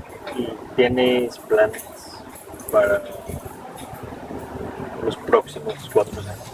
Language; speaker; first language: Spanish; non-native, fluent; English